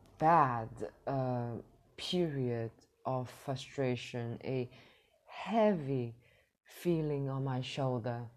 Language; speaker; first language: English; non-native, fluent; Cantonese